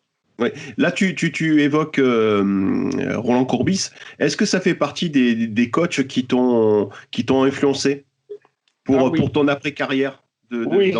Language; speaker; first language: French; native; French